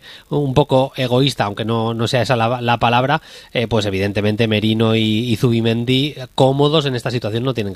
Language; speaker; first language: Spanish; native; Spanish